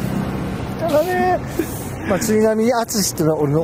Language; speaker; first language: Japanese; native; Japanese